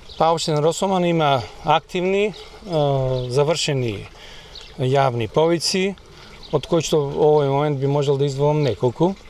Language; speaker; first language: Macedonian; native; Macedonian